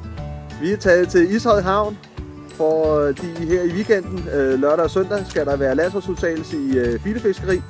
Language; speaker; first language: Danish; native; Danish